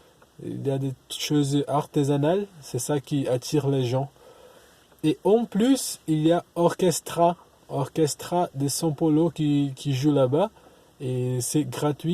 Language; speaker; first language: French; non-native, learner; Portuguese